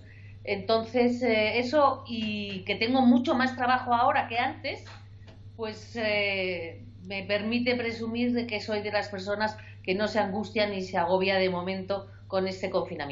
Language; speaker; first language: Spanish; native; Spanish